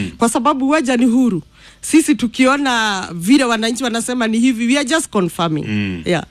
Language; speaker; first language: Swahili; non-native, local second language; Kikuyu